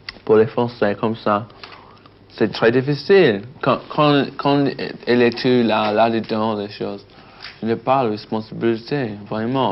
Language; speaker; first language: French; non-native, learner; English